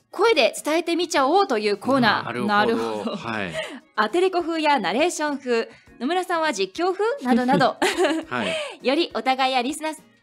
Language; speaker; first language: Japanese; native; Japanese